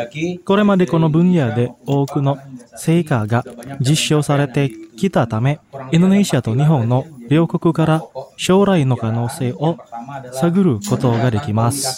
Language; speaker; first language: Japanese; non-native, fluent; Indonesian